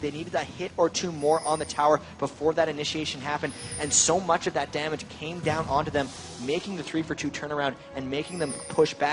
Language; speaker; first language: English; native; English